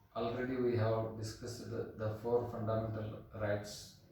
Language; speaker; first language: English; non-native, local second language; Kannada